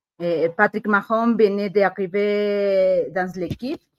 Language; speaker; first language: French; non-native, learner; Spanish